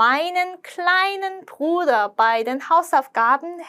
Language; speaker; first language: German; non-native, fluent; Korean